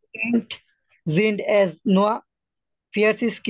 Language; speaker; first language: German; non-native, learner; Bangla